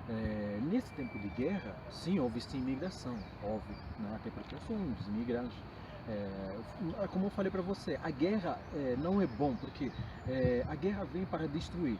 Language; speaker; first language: Portuguese; non-native, fluent; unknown